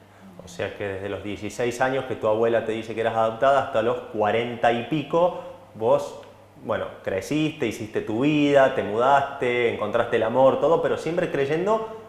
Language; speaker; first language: Spanish; native; Spanish